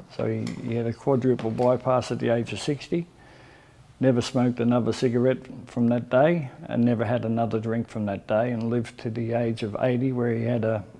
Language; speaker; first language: English; native; English